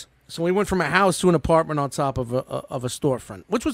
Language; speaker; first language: English; native; English